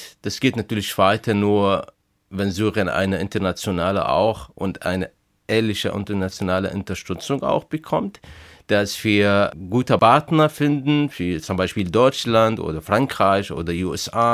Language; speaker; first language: German; non-native, fluent; Arabic